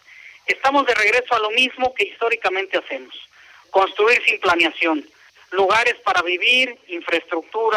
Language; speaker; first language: Spanish; native; Spanish